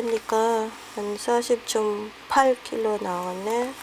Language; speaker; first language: Korean; non-native, learner; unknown